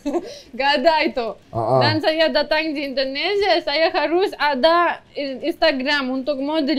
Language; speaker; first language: Indonesian; non-native, learner; Russian